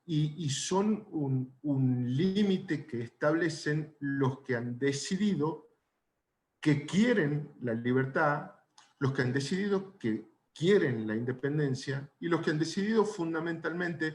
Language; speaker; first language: Spanish; native; Spanish